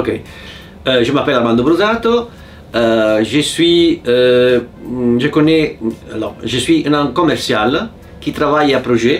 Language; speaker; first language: French; non-native, fluent; Italian